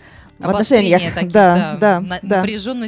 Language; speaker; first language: Russian; native; Russian